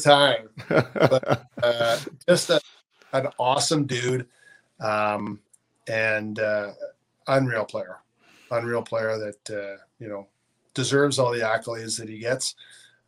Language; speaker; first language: English; native; English